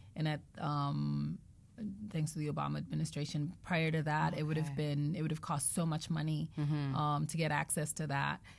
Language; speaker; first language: English; non-native, local second language; Igbo